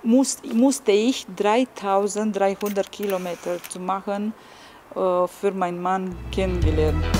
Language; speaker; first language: German; non-native, learner; Romanian